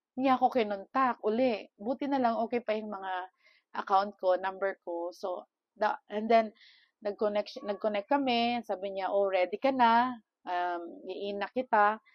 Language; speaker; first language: Filipino; non-native, local second language; Cebuano